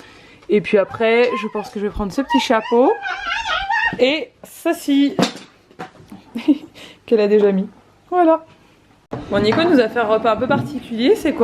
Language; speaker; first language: French; native; French